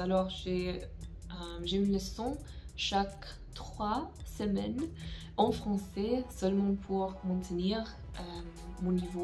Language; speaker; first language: French; non-native, fluent; English